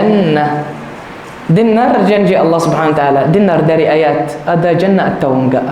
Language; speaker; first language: Indonesian; non-native, learner; Arabic